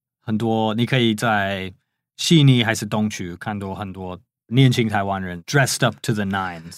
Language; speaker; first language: Chinese; non-native, fluent; English